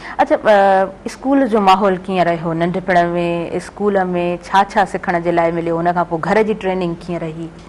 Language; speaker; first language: Sindhi; native; Sindhi